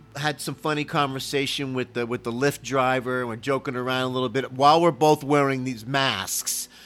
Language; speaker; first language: English; native; English